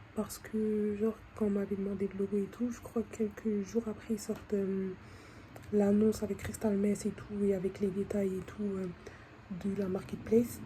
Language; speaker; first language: French; native; French